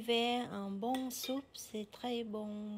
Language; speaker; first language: French; non-native, learner; Vietnamese